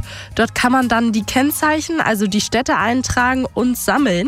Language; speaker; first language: German; native; German